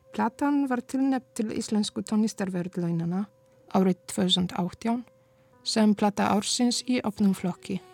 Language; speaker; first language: Icelandic; non-native, fluent; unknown